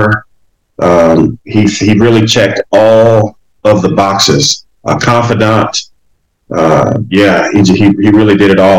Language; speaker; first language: English; native; English